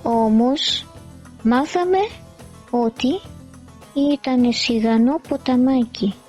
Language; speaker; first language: Greek; non-native, fluent; Arabic